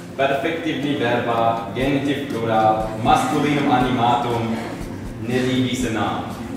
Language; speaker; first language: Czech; non-native, learner; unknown